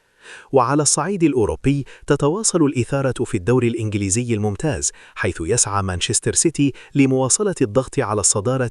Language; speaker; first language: Arabic; native; Arabic